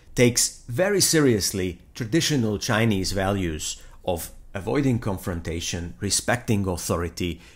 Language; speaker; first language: English; non-native, fluent; Hungarian